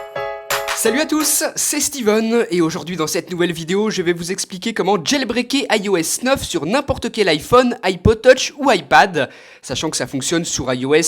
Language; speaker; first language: French; native; French